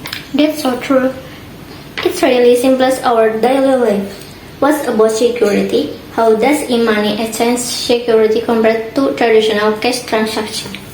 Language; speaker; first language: English; non-native, learner; Indonesian